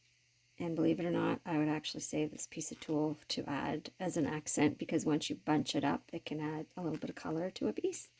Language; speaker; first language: English; native; English